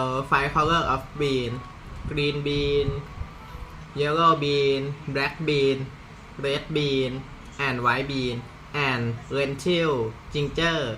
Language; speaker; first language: English; non-native, learner; Thai